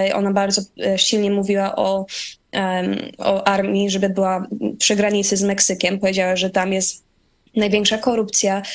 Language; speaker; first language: Polish; early bilingual, heritage; Polish